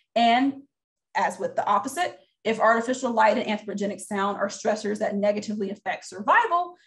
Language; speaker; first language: English; native; English